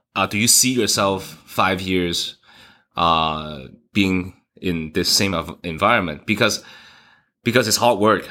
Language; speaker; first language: English; early bilingual, other home language; Cantonese